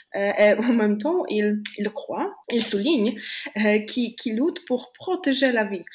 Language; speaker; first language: French; non-native, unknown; Polish